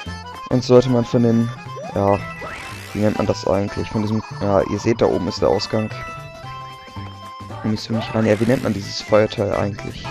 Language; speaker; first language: German; native; German